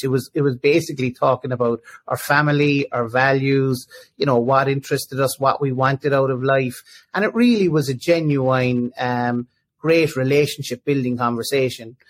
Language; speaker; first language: English; native; English